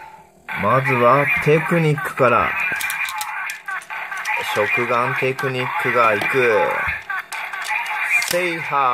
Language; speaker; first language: Japanese; native; Japanese